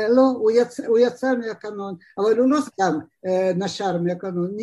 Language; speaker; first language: Hebrew; non-native, fluent; Russian